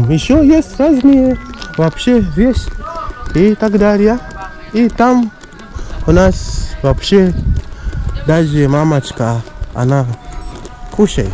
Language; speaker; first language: Russian; non-native, fluent; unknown